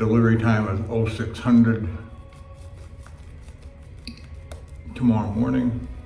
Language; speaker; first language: English; native; English